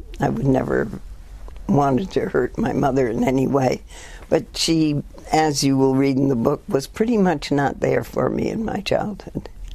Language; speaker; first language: English; native; English